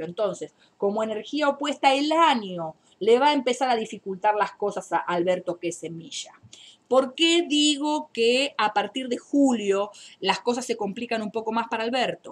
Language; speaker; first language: Spanish; native; Spanish